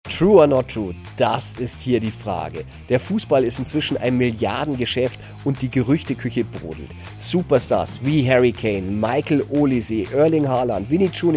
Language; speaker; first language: German; native; German